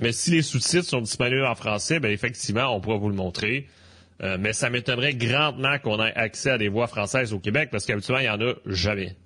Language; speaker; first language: French; native; French